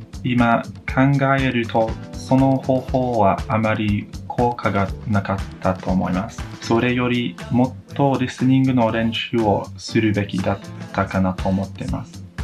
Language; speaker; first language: Japanese; non-native, learner; English